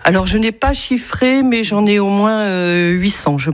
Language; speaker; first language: French; native; French